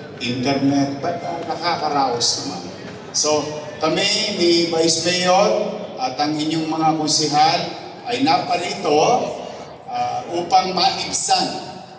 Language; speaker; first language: Filipino; native; Filipino